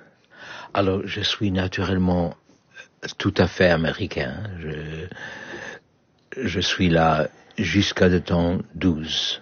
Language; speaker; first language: French; non-native, learner; Polish